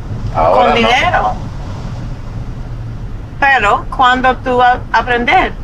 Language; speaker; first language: Spanish; non-native, learner; English